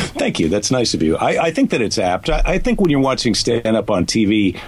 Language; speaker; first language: English; native; English